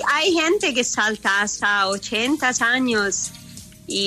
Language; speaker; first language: Spanish; non-native, fluent; Italian